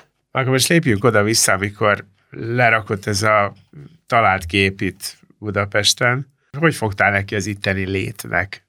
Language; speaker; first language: Hungarian; native; Hungarian